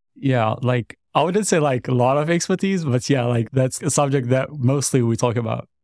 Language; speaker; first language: English; non-native, fluent; Arabic